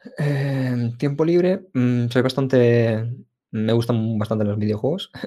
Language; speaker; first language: Spanish; early bilingual, other home language; Ukrainian